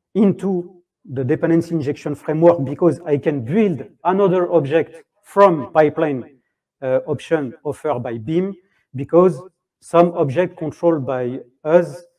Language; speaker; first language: English; non-native, fluent; French